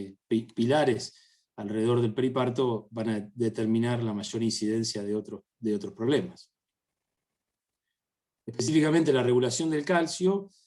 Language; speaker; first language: Spanish; native; Spanish